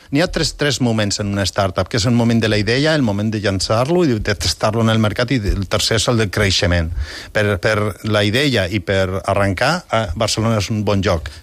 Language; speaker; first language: Catalan; non-native, local second language; Spanish